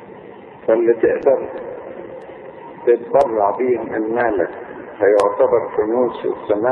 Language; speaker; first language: Arabic; native; Arabic